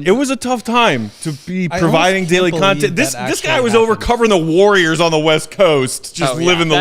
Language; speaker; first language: English; native; English